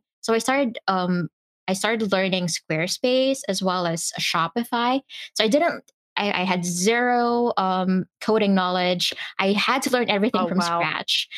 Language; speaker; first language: English; non-native, local second language; Filipino